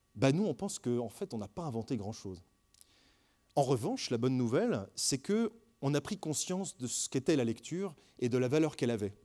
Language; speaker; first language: French; native; French